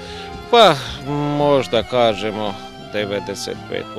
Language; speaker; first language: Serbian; non-native, local second language; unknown